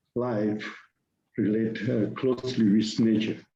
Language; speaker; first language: English; non-native, learner; Thai